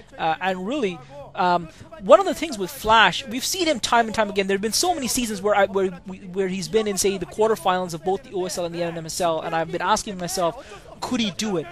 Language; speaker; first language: English; native; English